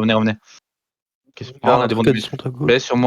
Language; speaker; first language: French; native; French